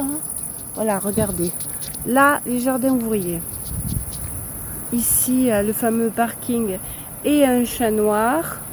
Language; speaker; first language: French; native; French